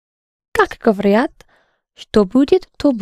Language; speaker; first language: Russian; non-native, learner; English